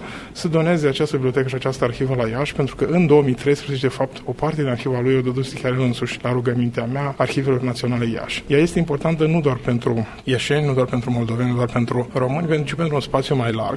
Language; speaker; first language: Romanian; native; Romanian